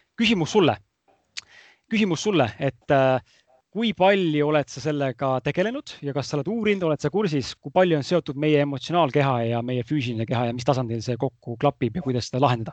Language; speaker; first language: Estonian; native; Estonian